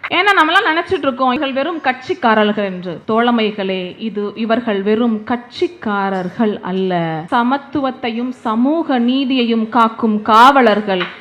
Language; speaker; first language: Tamil; native; Tamil